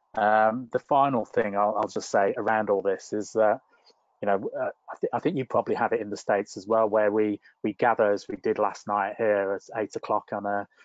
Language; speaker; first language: English; native; English